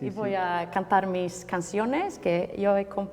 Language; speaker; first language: Spanish; non-native, learner; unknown